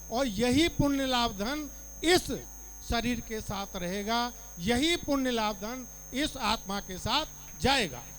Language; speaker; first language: Hindi; native; Hindi